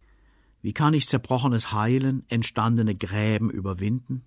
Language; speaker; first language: German; native; German